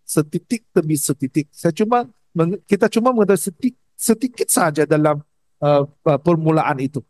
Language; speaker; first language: Malay; non-native, local second language; Chinese